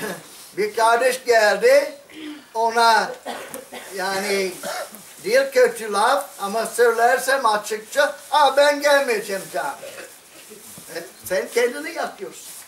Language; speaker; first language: Turkish; non-native, fluent; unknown